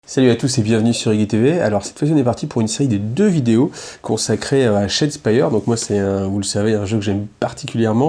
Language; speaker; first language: French; native; French